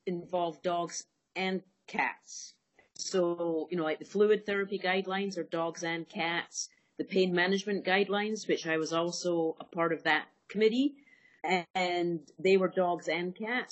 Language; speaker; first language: English; native; English